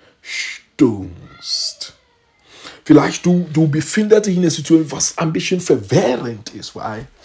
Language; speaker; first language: German; non-native, learner; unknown